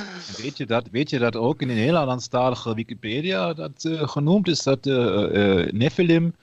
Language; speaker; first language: Dutch; non-native, learner; German